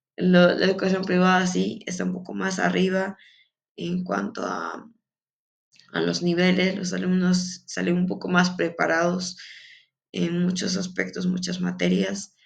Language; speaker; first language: Spanish; native; Spanish